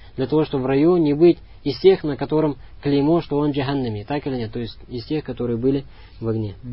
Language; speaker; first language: Russian; non-native, local second language; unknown